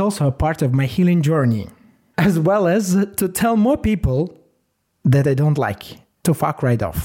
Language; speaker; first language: English; non-native, fluent; Russian